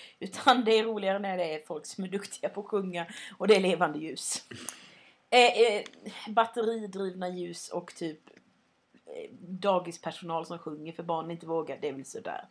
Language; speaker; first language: Swedish; native; Swedish